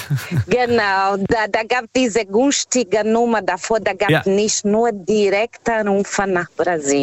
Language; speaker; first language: German; non-native, fluent; Portuguese